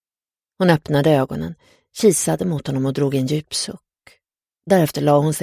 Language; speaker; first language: Swedish; native; Swedish